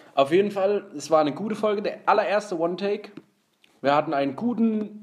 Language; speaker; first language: German; native; German